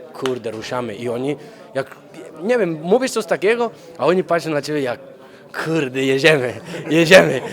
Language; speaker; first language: Polish; non-native, fluent; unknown